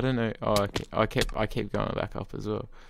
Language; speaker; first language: English; native; English